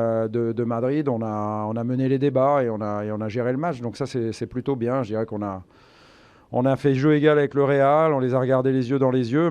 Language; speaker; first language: French; native; French